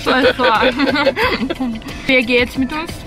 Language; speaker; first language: German; non-native, fluent; Bosnian